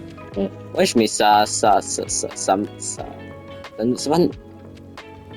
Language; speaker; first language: French; native; French